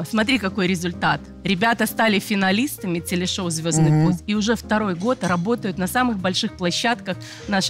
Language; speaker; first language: Russian; native; Russian